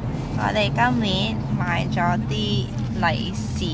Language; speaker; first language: Cantonese; early bilingual, heritage; Cantonese